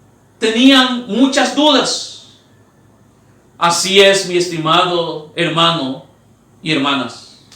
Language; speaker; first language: Spanish; native; Spanish